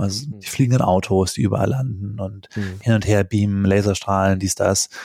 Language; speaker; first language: German; native; German